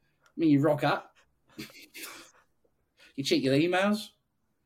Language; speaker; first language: English; native; English